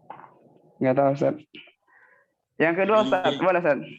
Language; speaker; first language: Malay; non-native, local second language; Javanese